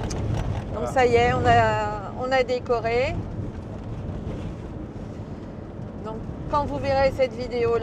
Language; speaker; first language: French; native; French